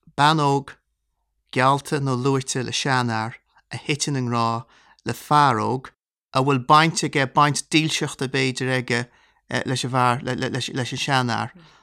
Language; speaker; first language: Irish; native; Irish